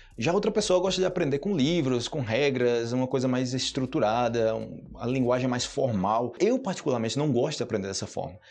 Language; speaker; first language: Portuguese; native; Portuguese